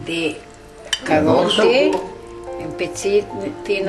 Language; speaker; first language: Italian; non-native, learner; Arabic